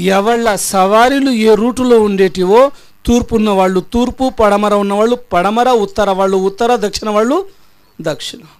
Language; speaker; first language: Telugu; non-native, local second language; Urdu